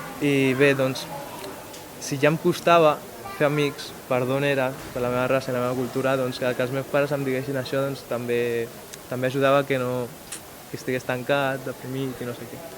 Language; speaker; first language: Catalan; early bilingual, other home language; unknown